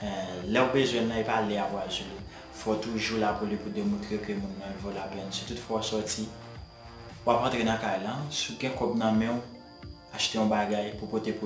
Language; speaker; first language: French; non-native, learner; Haitian Creole